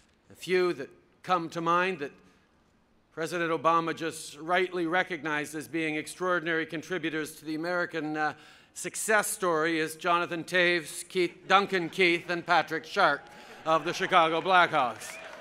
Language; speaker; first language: English; early bilingual, other home language; French